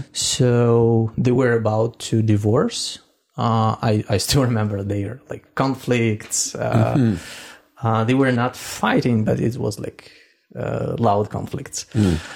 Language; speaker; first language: English; non-native, fluent; Russian